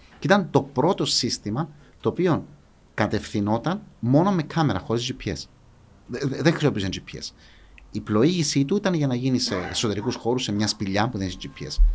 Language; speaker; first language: Greek; native; Greek